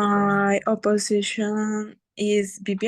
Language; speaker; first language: English; non-native, learner; Spanish